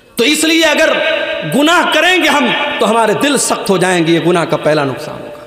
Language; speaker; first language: Urdu; native; Urdu